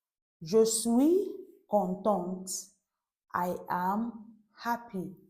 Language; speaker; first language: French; non-native, fluent; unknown